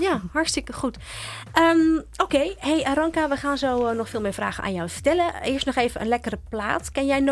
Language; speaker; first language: Dutch; native; Dutch